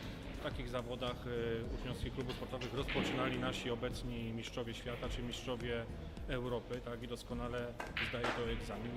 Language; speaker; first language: Polish; native; Polish